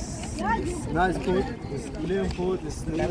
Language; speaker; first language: English; non-native, learner; Urdu